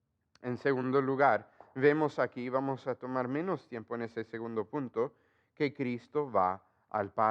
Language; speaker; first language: Spanish; non-native, fluent; English